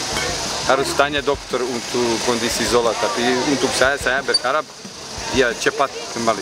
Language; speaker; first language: Indonesian; non-native, learner; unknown